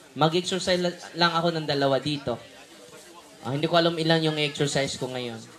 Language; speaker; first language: Filipino; non-native, local second language; Cebuano